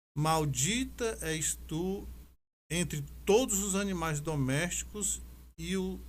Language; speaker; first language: Portuguese; native; Portuguese